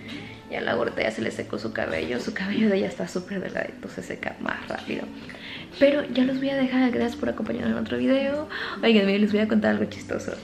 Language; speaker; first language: Spanish; native; Spanish